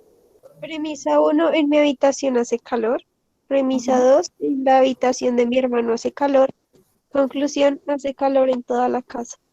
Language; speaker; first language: Spanish; native; Spanish